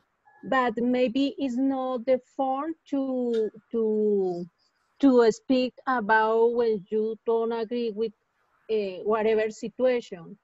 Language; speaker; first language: English; non-native, learner; Spanish